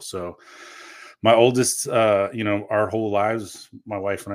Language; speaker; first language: English; early bilingual, other home language; Korean